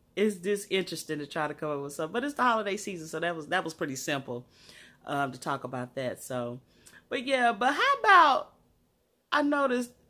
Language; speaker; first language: English; native; English